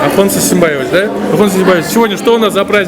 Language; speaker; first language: Russian; native; Russian